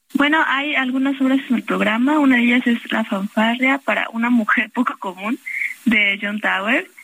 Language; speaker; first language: Spanish; native; Spanish